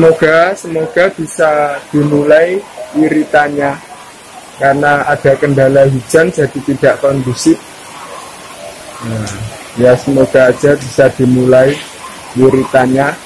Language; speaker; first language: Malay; non-native, local second language; Javanese